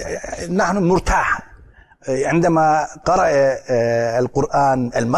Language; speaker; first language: Arabic; non-native, learner; Turkish